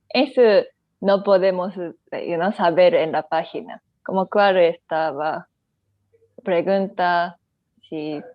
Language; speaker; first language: Spanish; non-native, learner; Japanese